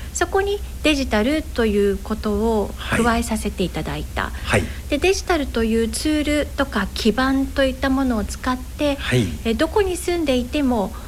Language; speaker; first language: Japanese; native; Japanese